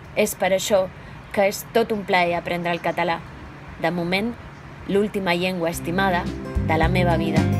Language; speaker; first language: Catalan; non-native, local second language; Spanish